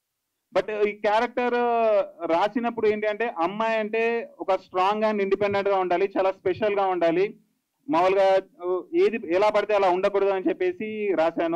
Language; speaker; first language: Telugu; native; Telugu